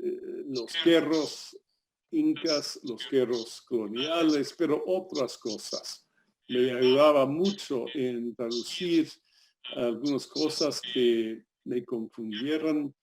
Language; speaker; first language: Spanish; non-native, fluent; English